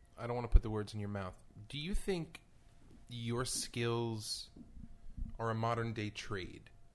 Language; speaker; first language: English; native; English